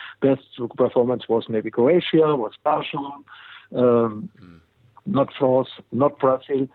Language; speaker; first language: English; non-native, fluent; German